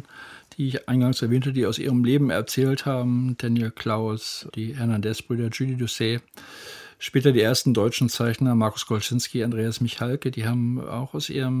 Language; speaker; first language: German; native; German